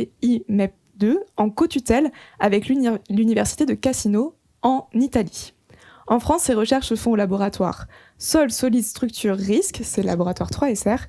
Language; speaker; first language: French; native; French